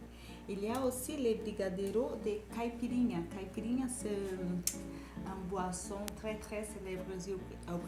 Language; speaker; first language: French; non-native, learner; Portuguese